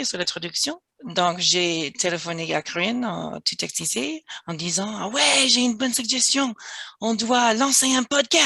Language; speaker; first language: French; non-native, fluent; English